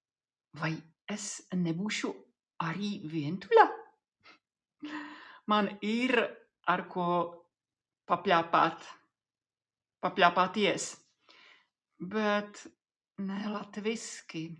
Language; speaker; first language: Latvian; non-native, fluent; Czech